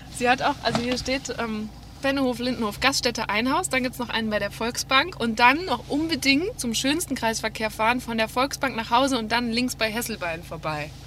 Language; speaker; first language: German; native; German